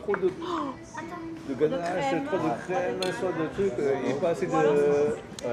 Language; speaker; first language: French; early bilingual, other home language; Lao